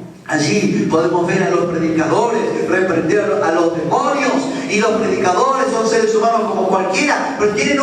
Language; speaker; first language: Spanish; native; Spanish